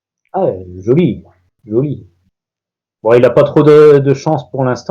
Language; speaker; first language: French; native; French